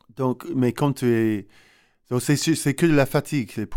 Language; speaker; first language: French; non-native, learner; English